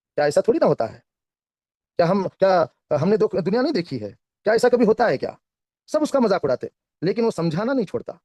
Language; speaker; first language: Hindi; non-native, local second language; Kannada